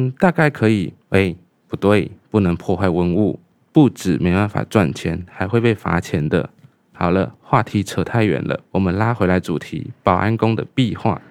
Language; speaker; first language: Chinese; native; Chinese